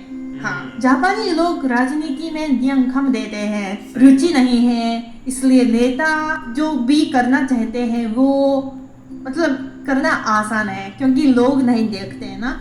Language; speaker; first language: Hindi; non-native, fluent; Japanese